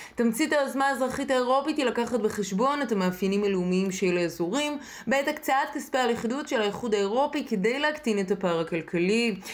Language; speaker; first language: Hebrew; native; Hebrew